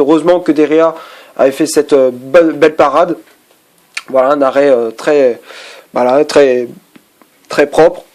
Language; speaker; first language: French; native; French